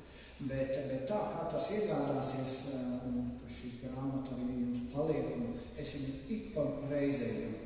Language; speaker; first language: Latvian; native; Latvian